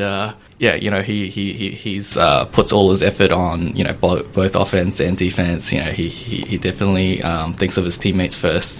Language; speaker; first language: English; native; English